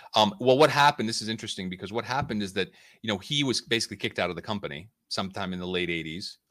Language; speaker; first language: English; native; English